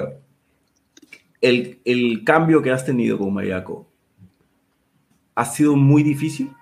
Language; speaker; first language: Spanish; native; Spanish